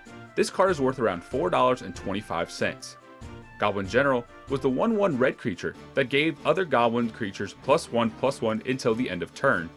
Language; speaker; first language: English; native; English